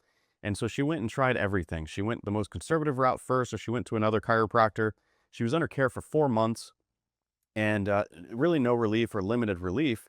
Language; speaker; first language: English; native; English